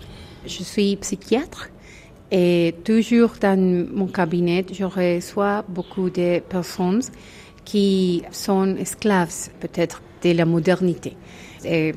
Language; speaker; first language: French; non-native, fluent; Spanish